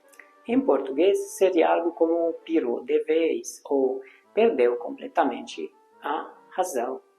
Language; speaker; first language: Portuguese; non-native, fluent; Hungarian